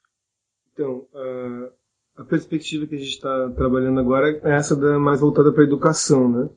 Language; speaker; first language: Portuguese; native; Portuguese